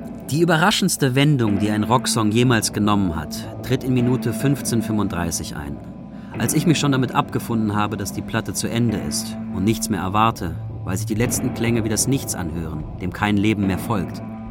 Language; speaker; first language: German; native; German